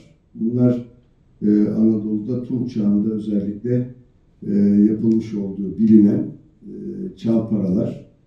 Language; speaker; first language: Turkish; native; Turkish